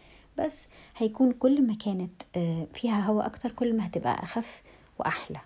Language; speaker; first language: Arabic; native; Arabic